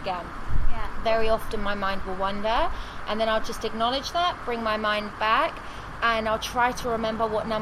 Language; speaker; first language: English; native; English